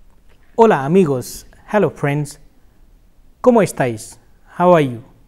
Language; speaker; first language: Spanish; non-native, fluent; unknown